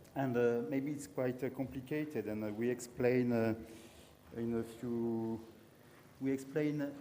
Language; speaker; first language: English; non-native, learner; French